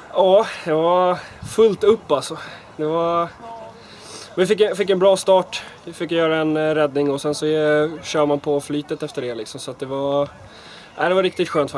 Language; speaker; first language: Swedish; native; Swedish